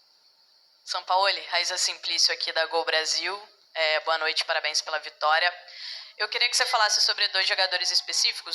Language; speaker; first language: Portuguese; native; Portuguese